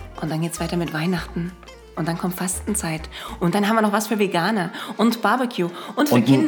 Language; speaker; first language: German; native; German